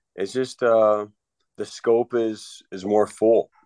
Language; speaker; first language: English; native; English